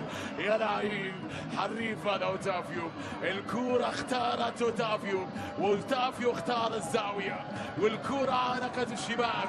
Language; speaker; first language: Arabic; native; Arabic